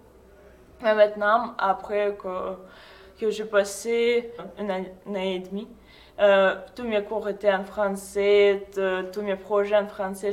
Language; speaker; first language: French; non-native, fluent; Russian